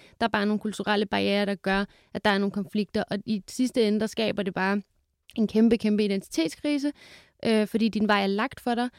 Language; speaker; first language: Danish; early bilingual, other home language; Kurdish